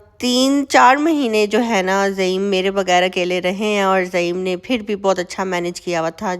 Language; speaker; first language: Urdu; native; Urdu